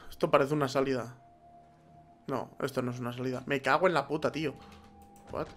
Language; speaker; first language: Spanish; native; Spanish